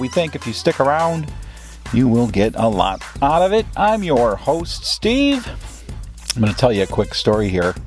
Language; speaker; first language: English; native; English